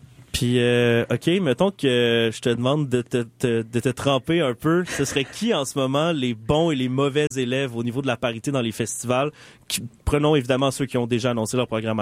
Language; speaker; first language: French; native; French